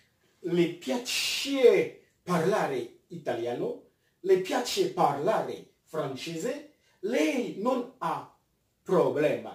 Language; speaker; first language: Italian; non-native, fluent; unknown